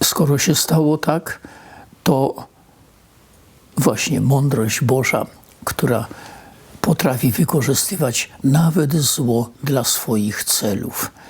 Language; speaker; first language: Polish; native; Polish